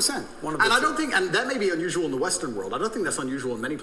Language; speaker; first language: English; native; English